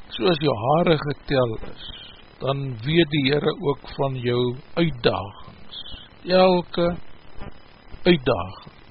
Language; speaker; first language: Afrikaans; native; Afrikaans